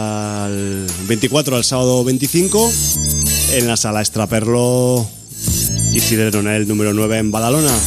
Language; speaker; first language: Spanish; native; Spanish